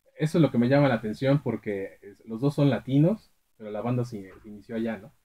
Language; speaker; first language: Spanish; native; Spanish